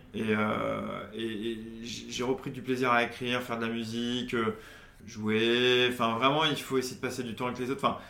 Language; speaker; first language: French; native; French